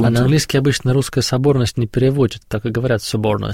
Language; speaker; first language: Russian; native; Russian